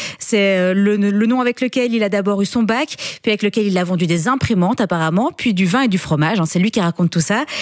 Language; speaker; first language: French; native; French